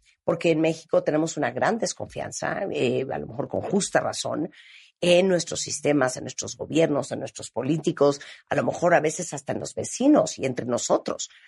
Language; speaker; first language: Spanish; native; Spanish